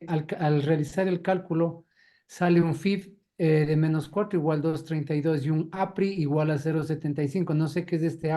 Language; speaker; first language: Spanish; native; Spanish